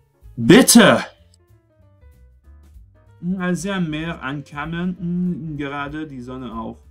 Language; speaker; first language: German; non-native, fluent; French